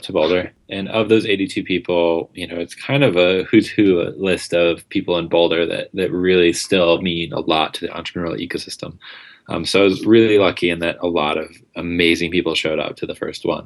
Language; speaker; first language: English; native; English